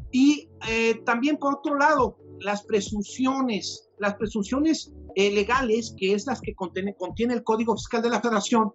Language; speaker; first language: Spanish; native; Spanish